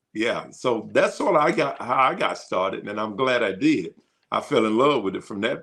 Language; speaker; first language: English; native; English